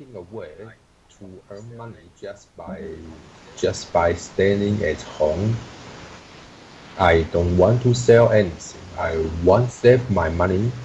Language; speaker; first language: English; non-native, learner; Chinese